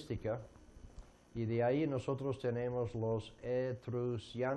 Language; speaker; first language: Spanish; non-native, fluent; English